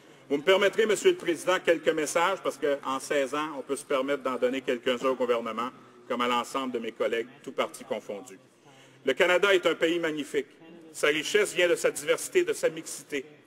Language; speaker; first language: French; native; French